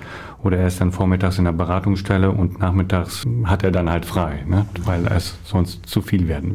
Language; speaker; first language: German; native; German